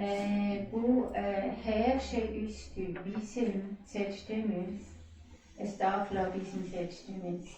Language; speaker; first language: Turkish; non-native, learner; German